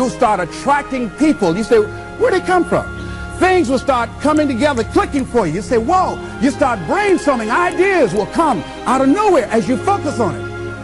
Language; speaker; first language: English; native; English